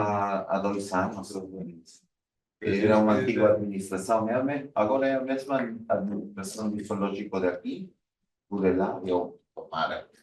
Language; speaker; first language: Portuguese; non-native, fluent; Spanish